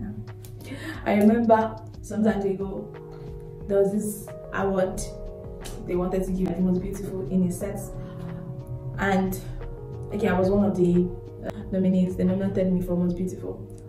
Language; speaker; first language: English; non-native, local second language; Yoruba